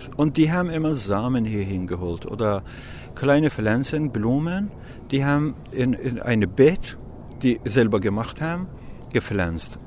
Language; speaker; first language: German; non-native, learner; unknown